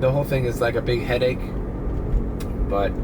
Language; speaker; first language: English; early bilingual, other home language; Spanish